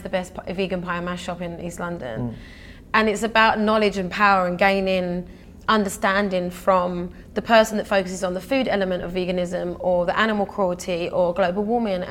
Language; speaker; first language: English; native; English